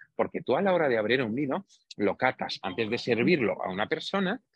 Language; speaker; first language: Spanish; non-native, fluent; Hungarian